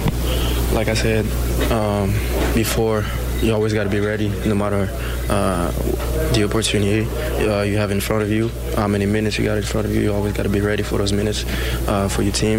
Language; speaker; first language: English; non-native, fluent; French